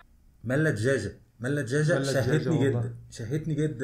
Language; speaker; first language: Arabic; native; Arabic